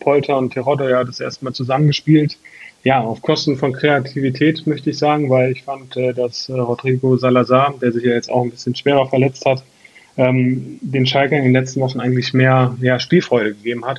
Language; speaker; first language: German; native; German